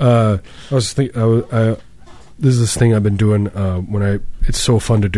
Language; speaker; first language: English; native; English